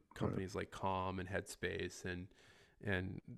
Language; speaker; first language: English; native; English